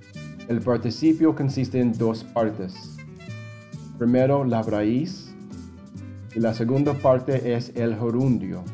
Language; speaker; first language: Spanish; non-native, fluent; English